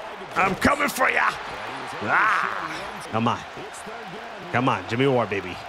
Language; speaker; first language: English; native; English